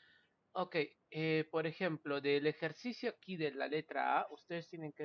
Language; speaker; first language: Spanish; native; Spanish